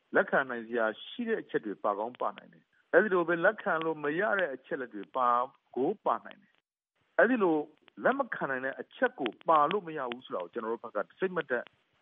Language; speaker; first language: Burmese; native; Burmese